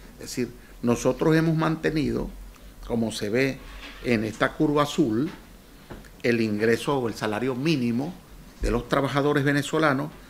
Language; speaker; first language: Spanish; native; Spanish